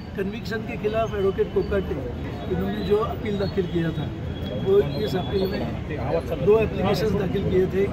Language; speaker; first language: Hindi; non-native, local second language; Marathi